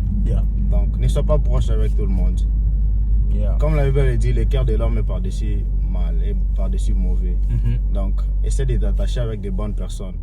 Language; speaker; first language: French; non-native, local second language; Swahili